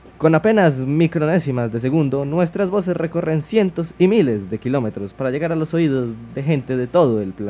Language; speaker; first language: Spanish; native; Spanish